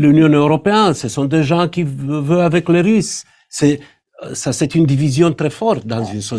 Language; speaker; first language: French; non-native, fluent; Romanian